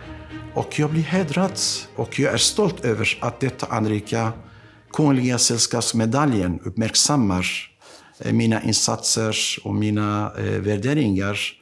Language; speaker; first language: Swedish; non-native, fluent; Aramaic